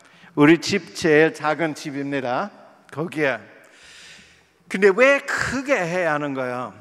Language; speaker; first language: Korean; non-native, fluent; English